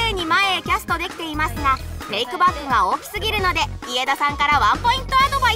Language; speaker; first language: Japanese; native; Japanese